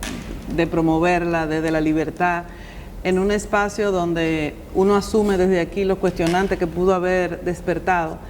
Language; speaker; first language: Spanish; native; Spanish